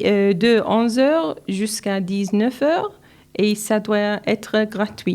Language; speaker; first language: French; non-native, learner; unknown